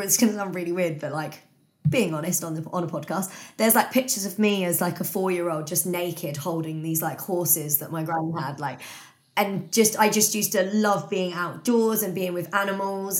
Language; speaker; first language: English; native; English